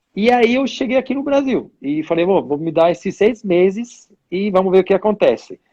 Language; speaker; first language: Portuguese; non-native, fluent; Italian